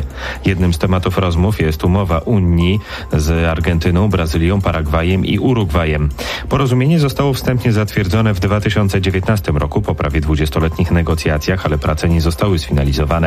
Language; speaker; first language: Polish; native; Polish